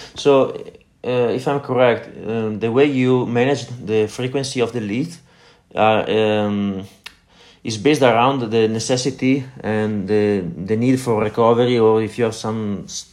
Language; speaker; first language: English; non-native, learner; Italian